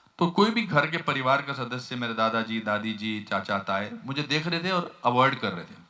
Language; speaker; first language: Hindi; native; Hindi